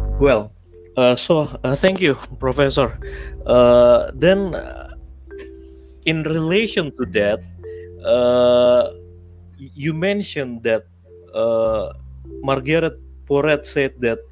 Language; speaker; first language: English; non-native, learner; Indonesian